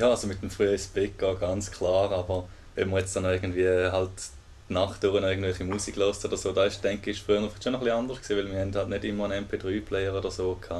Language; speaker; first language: German; native; German